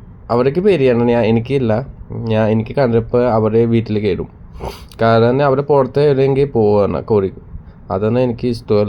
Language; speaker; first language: Malayalam; non-native, local second language; Assamese